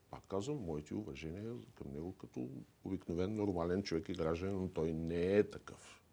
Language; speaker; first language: Bulgarian; native; Bulgarian